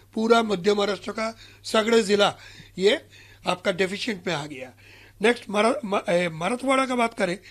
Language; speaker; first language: Hindi; non-native, local second language; Marathi